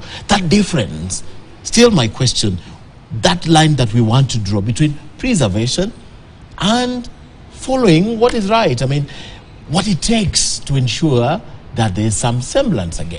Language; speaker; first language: English; non-native, local second language; Swahili